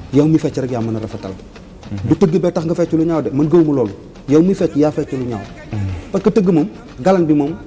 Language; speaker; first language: Wolof; native; Wolof